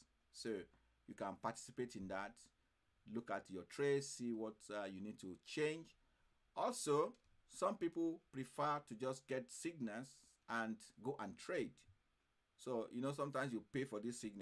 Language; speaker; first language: English; non-native, fluent; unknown